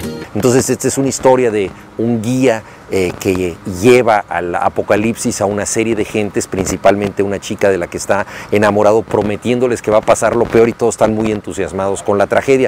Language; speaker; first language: Spanish; native; Spanish